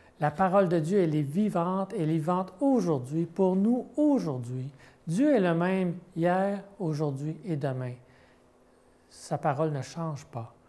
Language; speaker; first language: French; native; French